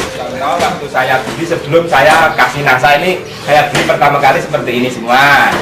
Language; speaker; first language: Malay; non-native, local second language; Javanese